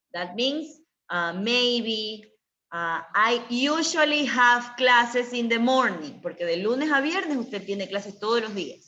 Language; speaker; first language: Spanish; native; Spanish